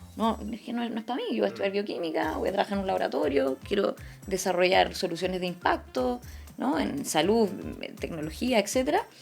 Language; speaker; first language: Spanish; early bilingual, other home language; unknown